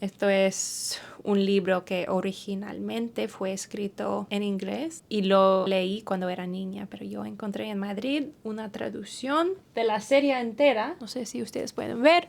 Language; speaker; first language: Spanish; early bilingual, heritage; English